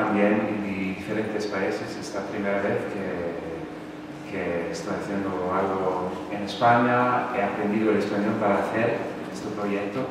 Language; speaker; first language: Spanish; non-native, fluent; English